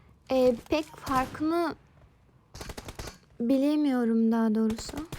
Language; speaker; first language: Turkish; non-native, fluent; Azerbaijani